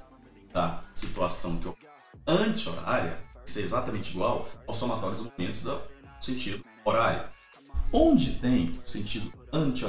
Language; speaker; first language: Portuguese; native; Portuguese